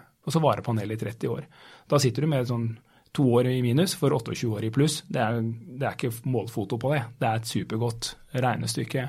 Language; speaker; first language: Norwegian; native; Norwegian